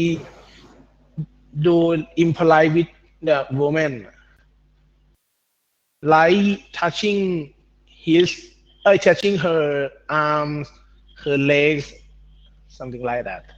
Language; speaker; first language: English; non-native, learner; Thai